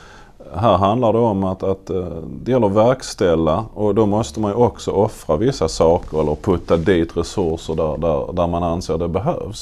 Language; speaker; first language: Swedish; native; Swedish